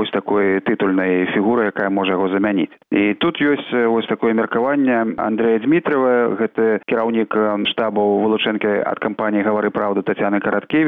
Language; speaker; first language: Belarusian; native; Belarusian